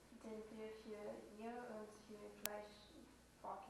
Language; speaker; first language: German; non-native, learner; English